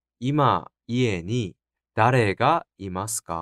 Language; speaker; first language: Japanese; non-native, learner; Korean